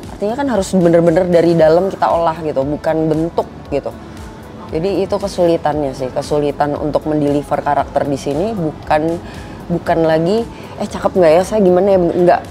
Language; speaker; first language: Indonesian; non-native, local second language; Javanese